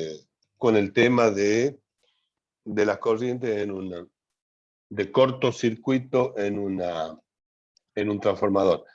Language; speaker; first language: Spanish; native; Spanish